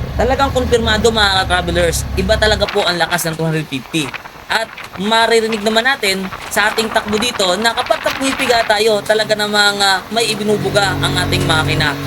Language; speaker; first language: Filipino; native; Filipino